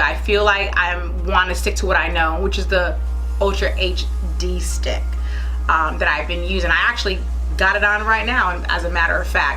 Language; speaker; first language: English; native; English